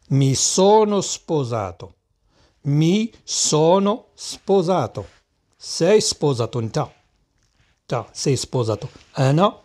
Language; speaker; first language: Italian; non-native, fluent; Arabic